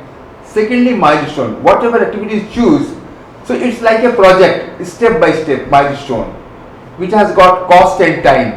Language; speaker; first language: English; non-native, local second language; Bangla